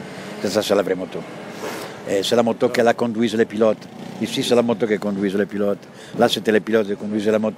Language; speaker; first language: French; non-native, fluent; Italian